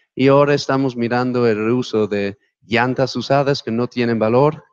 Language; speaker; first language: Spanish; non-native, fluent; English